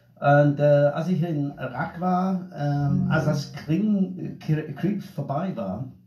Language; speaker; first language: German; non-native, fluent; English